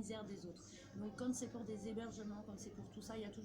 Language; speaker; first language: French; native; French